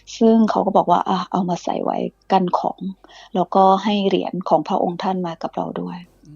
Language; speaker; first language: Thai; early bilingual, other home language; English